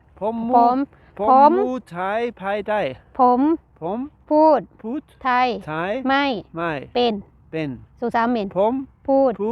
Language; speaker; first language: Thai; non-native, learner; German